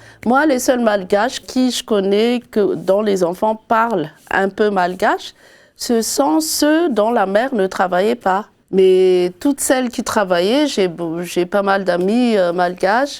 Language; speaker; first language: French; non-native, local second language; Malagasy